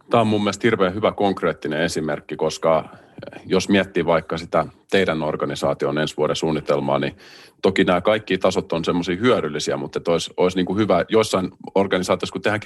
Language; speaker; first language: Finnish; native; Finnish